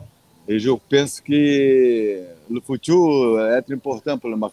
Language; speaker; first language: French; non-native, fluent; Portuguese